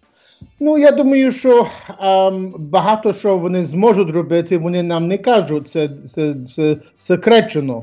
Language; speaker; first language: Ukrainian; early bilingual, heritage; English